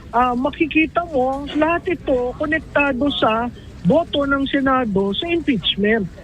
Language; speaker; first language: Filipino; native; Filipino